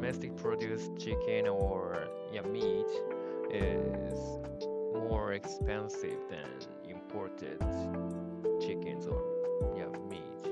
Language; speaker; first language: English; non-native, learner; Japanese